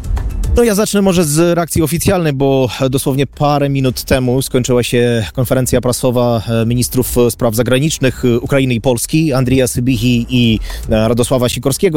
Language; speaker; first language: Polish; non-native, fluent; Ukrainian